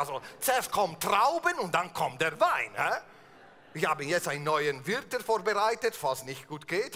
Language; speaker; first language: German; non-native, fluent; Italian